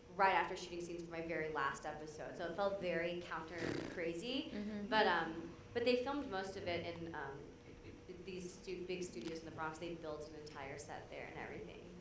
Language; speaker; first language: English; native; English